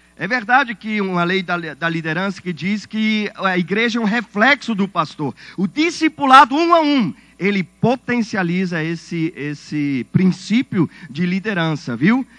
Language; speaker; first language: Portuguese; non-native, fluent; German